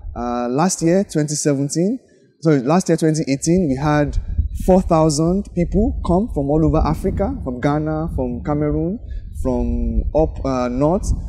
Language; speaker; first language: English; non-native, local second language; Yoruba